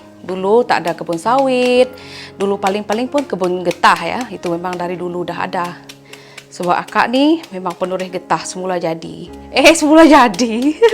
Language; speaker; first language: Malay; non-native, local second language; Iban